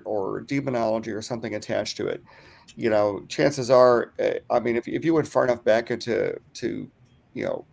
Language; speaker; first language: English; native; English